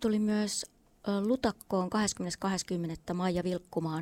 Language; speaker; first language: Finnish; native; Finnish